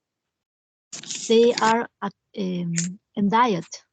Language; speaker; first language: English; non-native, learner; Spanish